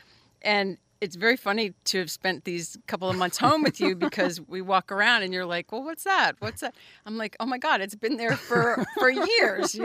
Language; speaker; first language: English; native; English